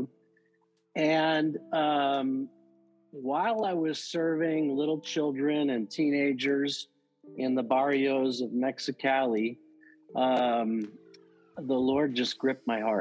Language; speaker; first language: English; native; English